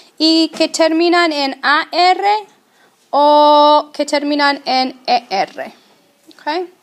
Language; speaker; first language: Spanish; non-native, fluent; English